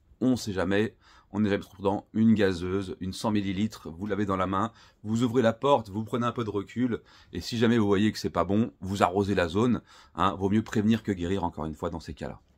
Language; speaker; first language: French; native; French